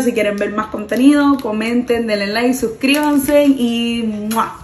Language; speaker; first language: Spanish; early bilingual, heritage; Spanish